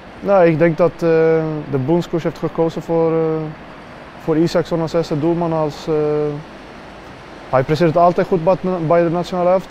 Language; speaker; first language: Dutch; non-native, fluent; Swedish